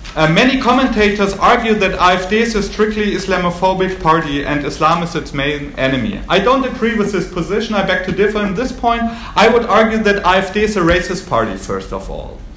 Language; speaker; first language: English; non-native, fluent; German